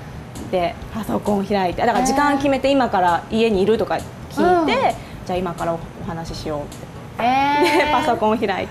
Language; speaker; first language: Japanese; native; Japanese